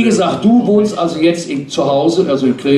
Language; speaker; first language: German; native; German